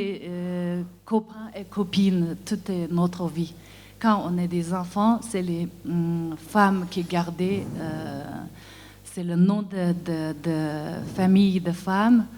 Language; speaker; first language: French; non-native, learner; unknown